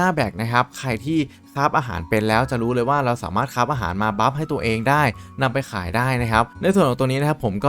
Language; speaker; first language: Thai; native; Thai